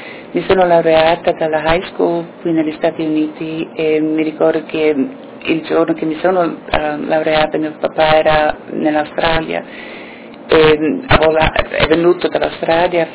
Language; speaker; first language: Italian; early bilingual, heritage; Italian